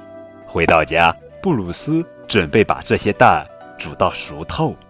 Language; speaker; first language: Chinese; native; Chinese